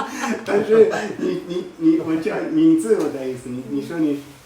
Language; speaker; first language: Chinese; non-native, learner; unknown